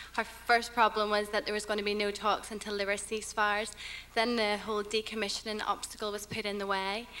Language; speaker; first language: English; native; English